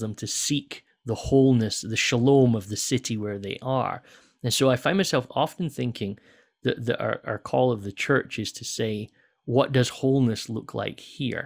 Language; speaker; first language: English; native; English